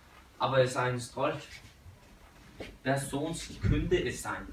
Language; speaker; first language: German; non-native, learner; Danish